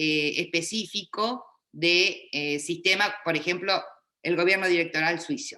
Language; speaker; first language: Spanish; native; Spanish